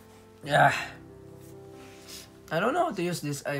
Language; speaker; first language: English; non-native, learner; Filipino